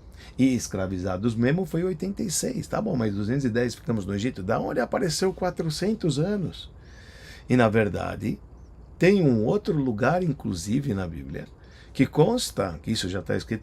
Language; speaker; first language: Portuguese; native; Portuguese